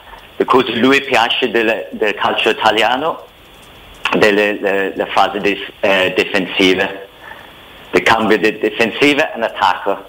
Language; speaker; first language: Italian; non-native, fluent; English